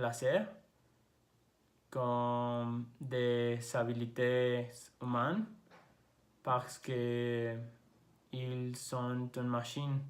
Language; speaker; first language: French; non-native, learner; Spanish